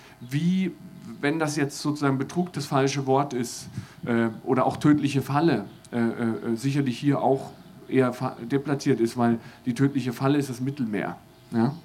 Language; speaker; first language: German; native; German